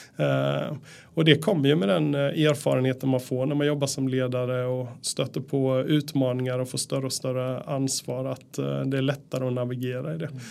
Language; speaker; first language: Swedish; native; Swedish